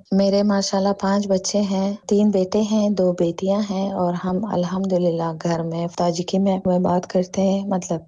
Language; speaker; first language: Urdu; non-native, fluent; Tajik